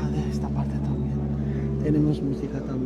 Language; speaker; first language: Spanish; non-native, learner; Turkish